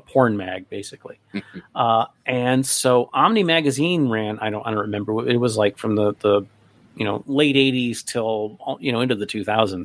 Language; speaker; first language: English; native; English